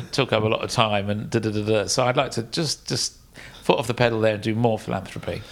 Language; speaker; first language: English; native; English